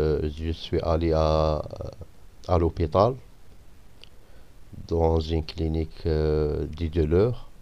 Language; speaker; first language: French; non-native, fluent; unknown